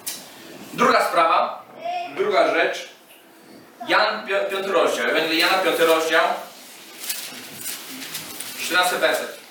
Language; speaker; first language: Polish; non-native, fluent; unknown